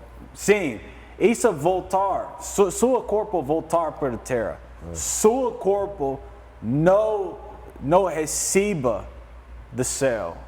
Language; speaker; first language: Portuguese; non-native, learner; English